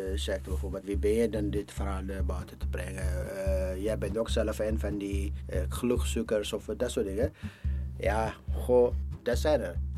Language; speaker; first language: Dutch; non-native, fluent; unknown